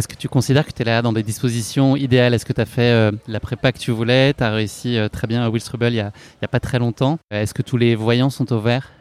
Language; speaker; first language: French; native; French